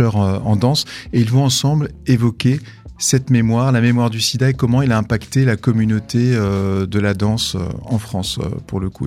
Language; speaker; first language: French; native; French